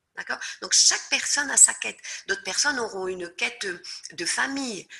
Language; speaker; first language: French; native; French